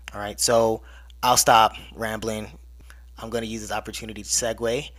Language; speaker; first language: English; early bilingual, other home language; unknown